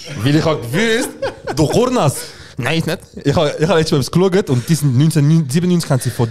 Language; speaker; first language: German; native; German